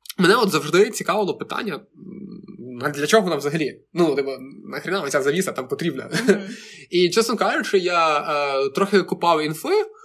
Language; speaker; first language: Ukrainian; native; Ukrainian